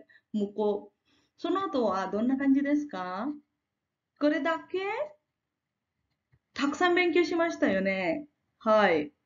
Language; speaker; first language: Japanese; non-native, fluent; Marathi